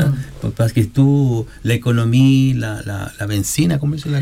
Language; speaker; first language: French; non-native, learner; Spanish